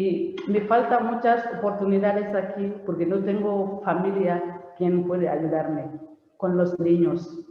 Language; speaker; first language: Spanish; non-native, learner; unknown